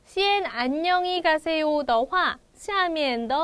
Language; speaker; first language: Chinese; non-native, fluent; Korean